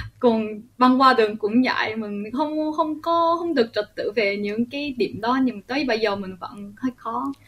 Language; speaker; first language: Vietnamese; early bilingual, other home language; Korean